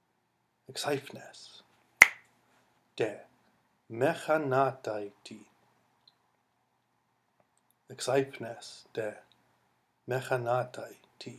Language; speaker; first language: Greek; non-native, fluent; English